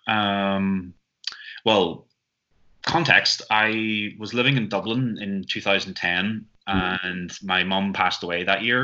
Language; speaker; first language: English; native; English